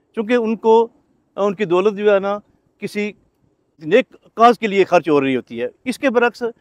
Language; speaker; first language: Urdu; non-native, local second language; Pahari-Potwari